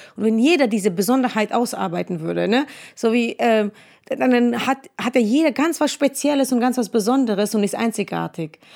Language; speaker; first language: German; non-native, fluent; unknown